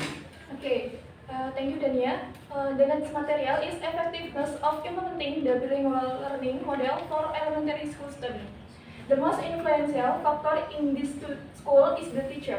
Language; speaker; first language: English; non-native, learner; Indonesian